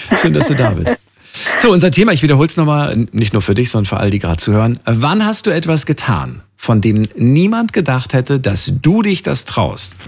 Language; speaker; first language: German; native; German